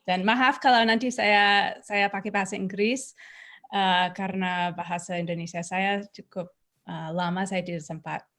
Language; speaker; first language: Indonesian; non-native, fluent; English